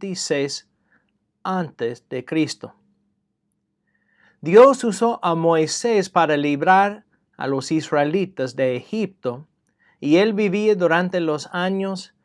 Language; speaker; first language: Spanish; non-native, fluent; English